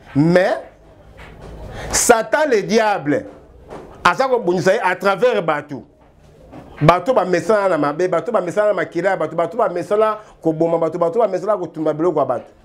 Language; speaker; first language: Lingala; native; Lingala